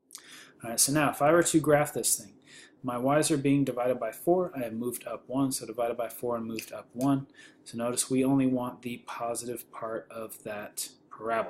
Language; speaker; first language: English; native; English